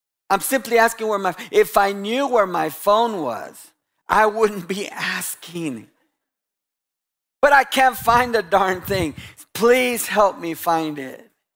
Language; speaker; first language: English; native; English